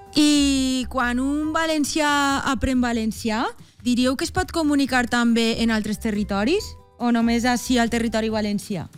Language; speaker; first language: Catalan; native; Catalan